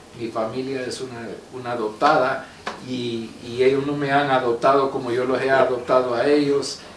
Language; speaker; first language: Spanish; non-native, local second language; English